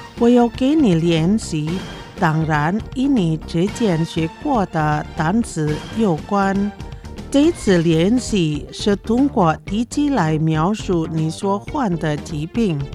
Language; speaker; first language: Chinese; non-native, fluent; Indonesian